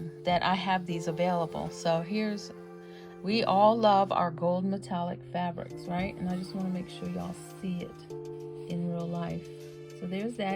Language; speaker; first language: English; native; English